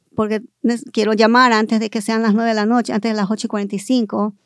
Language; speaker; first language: Spanish; early bilingual, heritage; Spanish